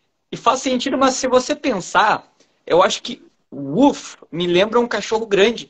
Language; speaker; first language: Portuguese; native; Portuguese